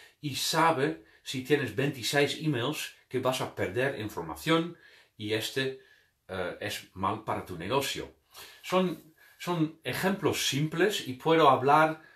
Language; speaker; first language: Spanish; non-native, fluent; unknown